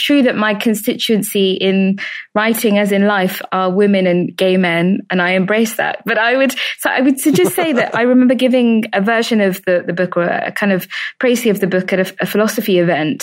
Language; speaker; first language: English; native; English